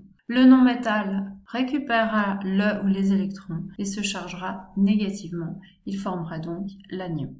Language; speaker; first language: French; native; French